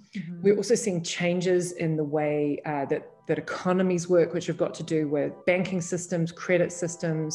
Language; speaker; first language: English; native; English